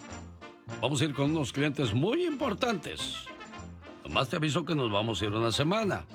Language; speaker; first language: Spanish; native; Spanish